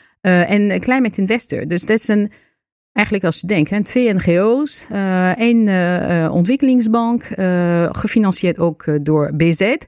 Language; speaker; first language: Dutch; non-native, fluent; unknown